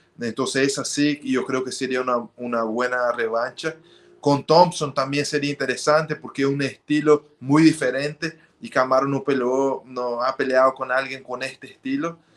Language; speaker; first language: Spanish; early bilingual, heritage; Spanish